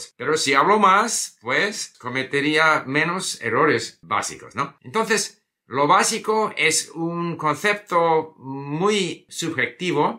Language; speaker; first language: Spanish; non-native, fluent; English